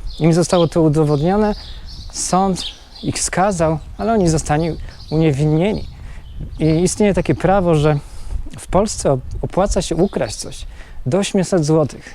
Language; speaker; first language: Polish; native; Polish